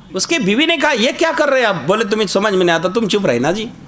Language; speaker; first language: Hindi; non-native, local second language; Marathi